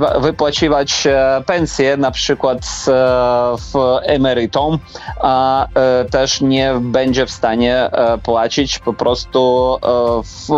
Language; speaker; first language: Polish; non-native, fluent; Ukrainian